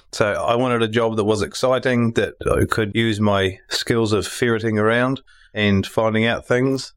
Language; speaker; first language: English; native; English